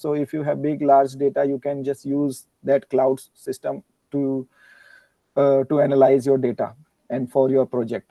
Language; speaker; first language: English; non-native, learner; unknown